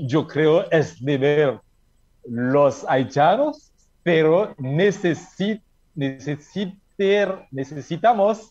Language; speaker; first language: Spanish; non-native, learner; Haitian Creole